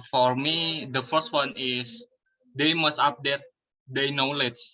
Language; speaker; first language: English; non-native, learner; Indonesian